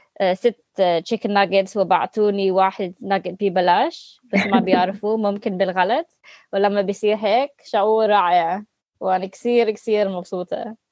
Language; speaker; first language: Arabic; non-native, learner; English